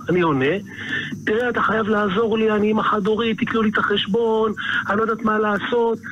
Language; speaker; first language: Hebrew; native; Hebrew